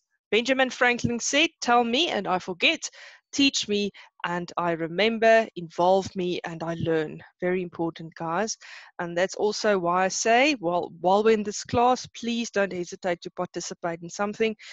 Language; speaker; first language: English; non-native, local second language; Afrikaans